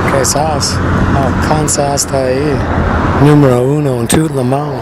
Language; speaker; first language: Spanish; non-native, learner; English